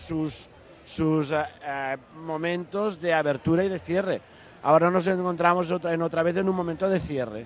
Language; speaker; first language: Spanish; non-native, local second language; Catalan